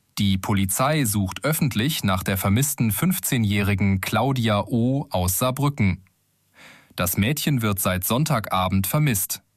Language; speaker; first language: German; native; German